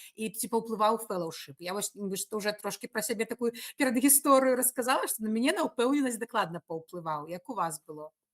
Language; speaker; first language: Belarusian; non-native, local second language; Russian